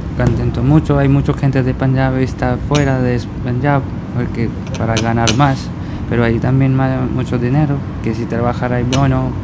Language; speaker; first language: Spanish; non-native, learner; Punjabi